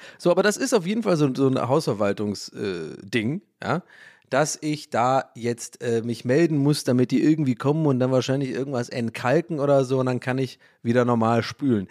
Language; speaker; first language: German; early bilingual, other home language; English